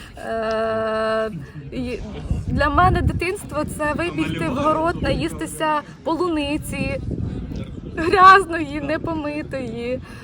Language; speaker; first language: Ukrainian; native; Ukrainian